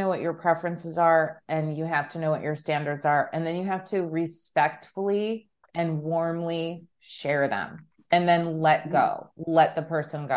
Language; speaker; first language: English; native; English